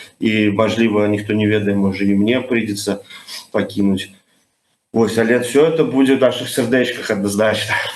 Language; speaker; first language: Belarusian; non-native, local second language; Russian